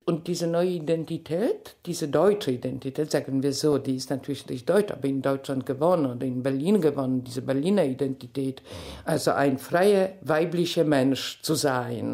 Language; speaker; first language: German; non-native, fluent; Polish